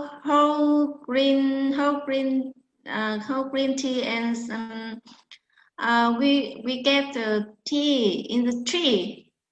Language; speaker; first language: English; non-native, learner; Vietnamese